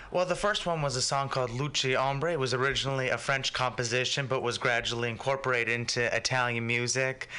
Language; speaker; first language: English; native; English